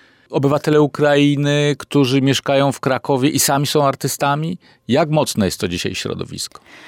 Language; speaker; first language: Polish; native; Polish